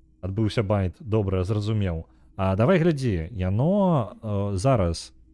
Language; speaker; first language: Belarusian; non-native, local second language; Russian